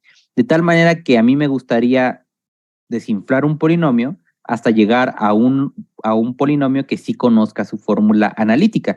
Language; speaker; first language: Spanish; native; Spanish